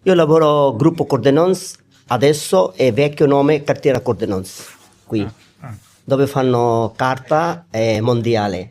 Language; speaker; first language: Italian; non-native, learner; Bangla